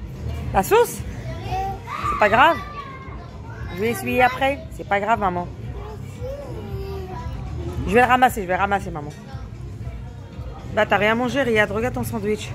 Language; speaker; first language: French; native; French